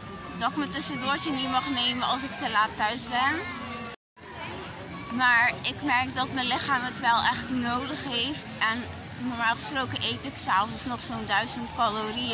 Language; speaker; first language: Dutch; native; Dutch